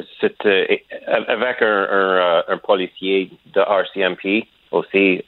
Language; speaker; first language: French; non-native, learner; English